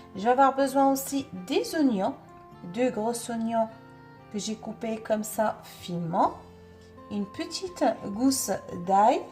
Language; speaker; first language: French; non-native, local second language; Arabic